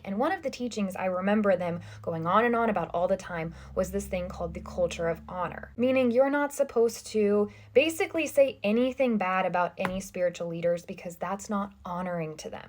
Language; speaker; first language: English; native; English